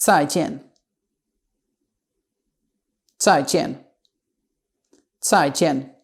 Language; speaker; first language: Chinese; non-native, learner; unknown